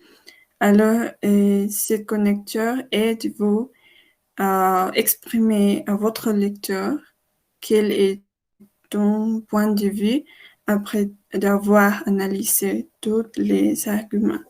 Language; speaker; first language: French; non-native, learner; Spanish